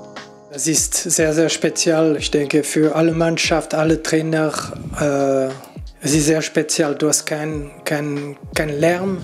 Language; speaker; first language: German; non-native, fluent; French